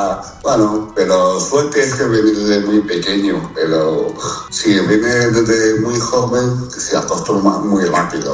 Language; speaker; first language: Spanish; non-native, fluent; Chinese